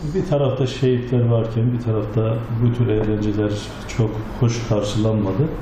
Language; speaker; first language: Turkish; native; Turkish